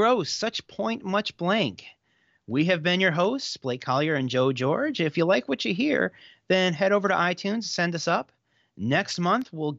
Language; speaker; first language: English; native; English